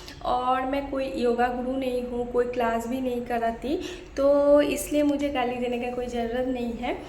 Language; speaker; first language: Hindi; non-native, local second language; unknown